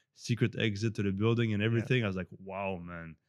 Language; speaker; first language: English; non-native, fluent; French